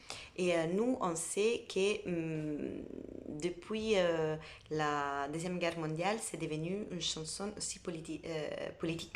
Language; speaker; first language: French; non-native, fluent; Italian